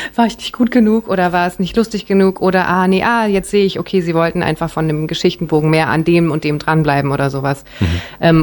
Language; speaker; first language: German; native; German